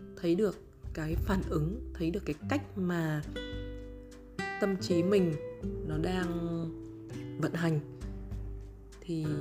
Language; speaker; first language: Vietnamese; native; Vietnamese